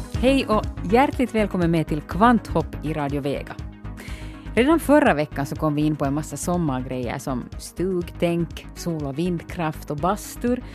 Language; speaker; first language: Swedish; native; Swedish